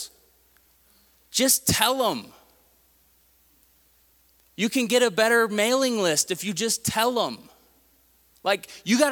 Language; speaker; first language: English; native; English